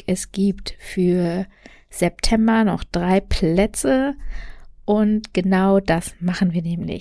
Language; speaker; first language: German; native; German